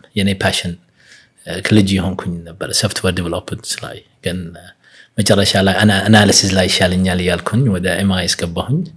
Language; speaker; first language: Amharic; early bilingual, heritage; Arabic